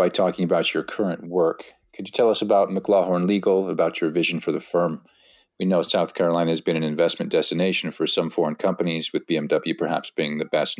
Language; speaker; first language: English; native; English